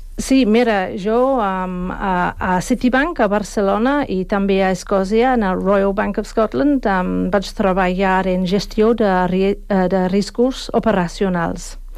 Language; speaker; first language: Catalan; non-native, fluent; English